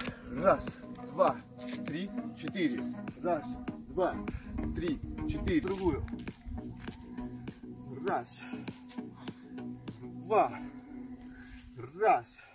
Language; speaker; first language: Russian; native; Russian